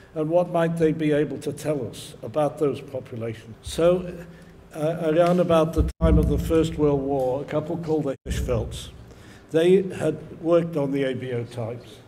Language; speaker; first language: English; native; English